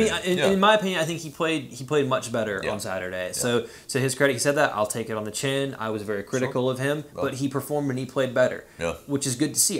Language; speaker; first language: English; native; English